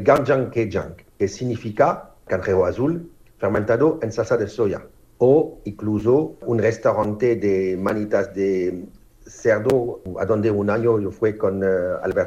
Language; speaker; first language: Spanish; non-native, fluent; French